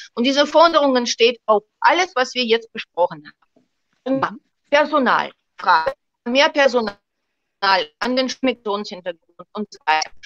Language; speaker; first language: German; non-native, fluent; Russian